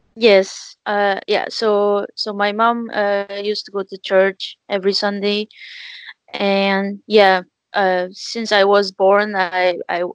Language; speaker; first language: English; non-native, fluent; Korean